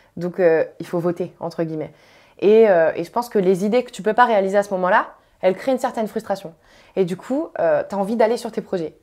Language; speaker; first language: French; native; French